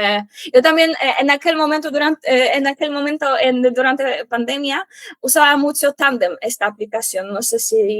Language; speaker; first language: Spanish; non-native, fluent; Polish